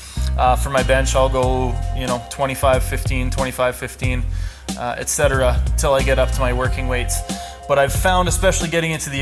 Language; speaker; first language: English; native; English